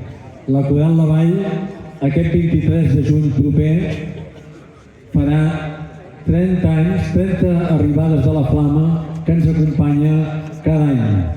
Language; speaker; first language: Catalan; native; Catalan